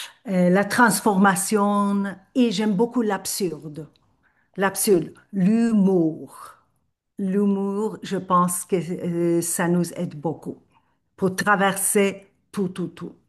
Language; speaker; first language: French; non-native, fluent; Turkish